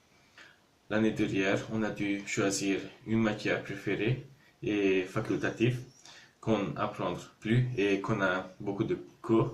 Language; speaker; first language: French; non-native, learner; Hungarian